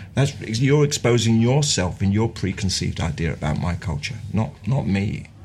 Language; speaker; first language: English; native; English